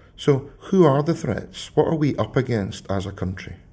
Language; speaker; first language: English; native; English